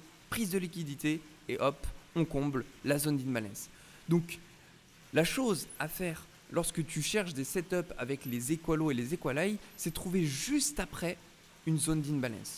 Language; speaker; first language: French; native; French